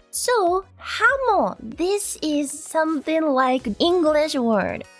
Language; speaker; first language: English; non-native, learner; Japanese